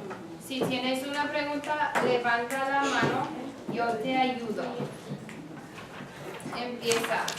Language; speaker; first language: Spanish; non-native, fluent; English